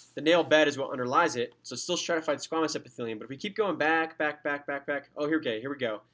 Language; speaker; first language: English; native; English